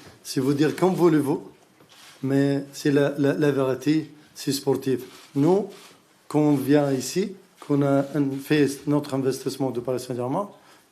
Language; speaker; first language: French; non-native, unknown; Arabic